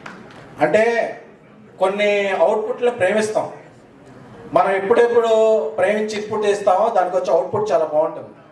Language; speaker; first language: Telugu; native; Telugu